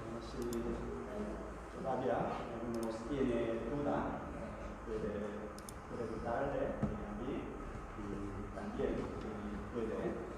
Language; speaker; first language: Spanish; non-native, learner; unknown